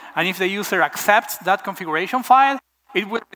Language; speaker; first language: English; non-native, fluent; Spanish